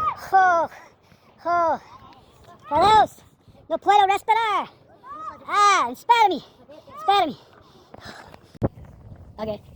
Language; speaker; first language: Spanish; non-native, learner; English